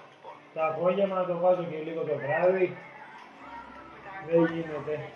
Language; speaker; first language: Greek; native; Greek